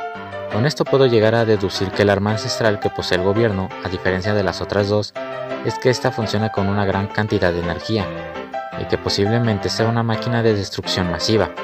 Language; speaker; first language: Spanish; native; Spanish